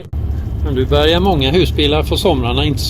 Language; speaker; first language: Swedish; native; Swedish